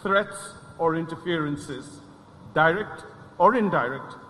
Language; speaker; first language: English; non-native, local second language; Bangla